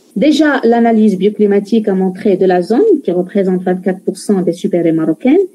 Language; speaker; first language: French; non-native, local second language; Arabic